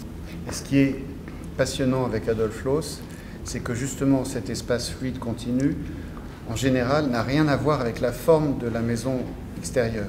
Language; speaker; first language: French; native; French